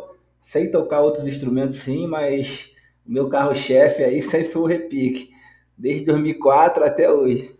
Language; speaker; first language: Portuguese; native; Portuguese